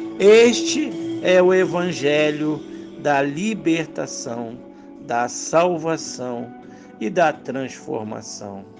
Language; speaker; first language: Portuguese; native; Portuguese